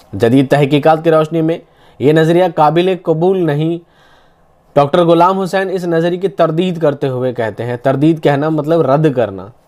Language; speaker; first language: Urdu; native; Urdu